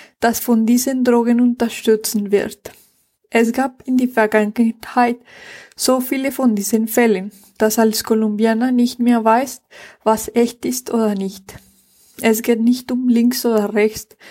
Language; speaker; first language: German; non-native, fluent; Spanish